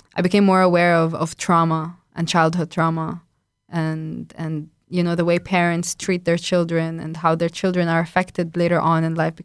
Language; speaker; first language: English; non-native, fluent; Arabic